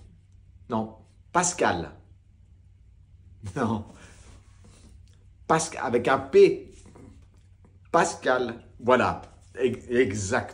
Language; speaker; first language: French; native; French